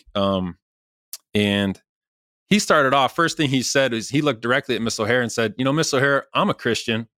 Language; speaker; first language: English; native; English